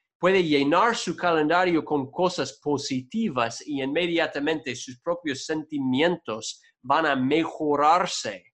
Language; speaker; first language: Spanish; non-native, fluent; English